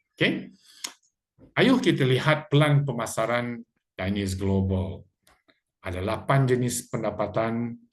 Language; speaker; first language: Malay; native; Malay